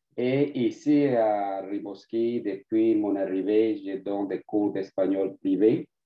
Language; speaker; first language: French; non-native, fluent; Spanish